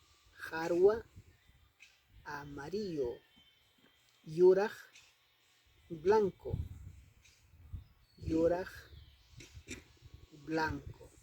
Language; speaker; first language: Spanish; non-native, local second language; Quechua